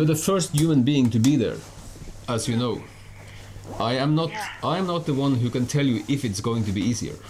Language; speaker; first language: English; non-native, fluent; Norwegian